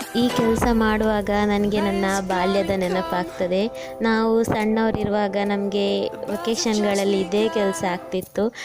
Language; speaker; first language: Kannada; non-native, local second language; Tulu